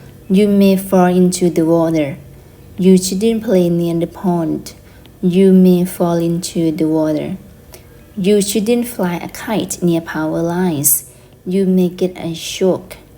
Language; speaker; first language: English; non-native, fluent; Thai